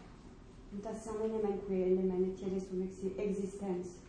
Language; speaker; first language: Finnish; non-native, learner; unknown